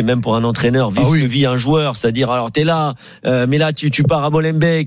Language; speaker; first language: French; native; French